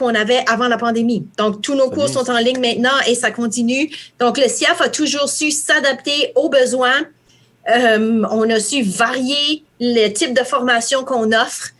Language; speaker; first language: French; native; French